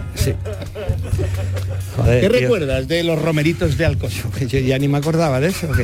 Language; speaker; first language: Spanish; native; Spanish